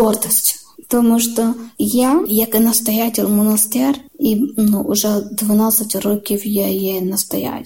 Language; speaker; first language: Ukrainian; non-native, learner; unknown